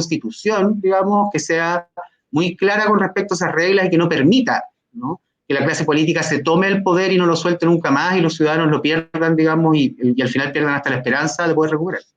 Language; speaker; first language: Spanish; native; Spanish